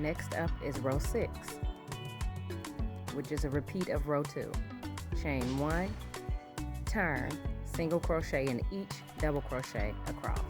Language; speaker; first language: English; native; English